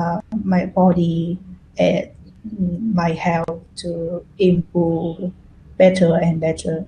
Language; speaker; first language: English; non-native, learner; Vietnamese